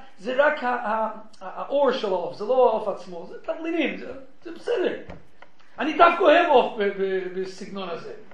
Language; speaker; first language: Hebrew; non-native, fluent; English